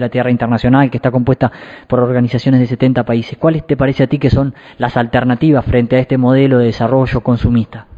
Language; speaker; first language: Spanish; native; Spanish